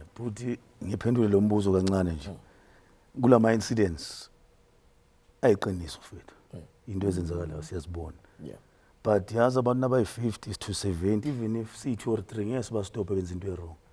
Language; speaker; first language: Zulu; native; Zulu